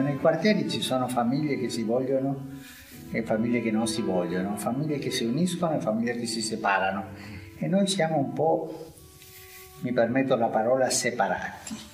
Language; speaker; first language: Italian; non-native, fluent; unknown